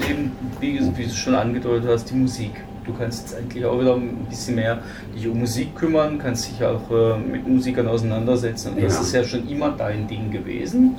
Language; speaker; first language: German; native; German